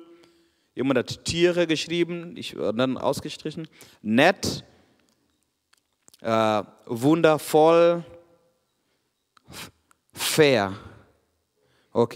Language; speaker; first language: German; non-native, fluent; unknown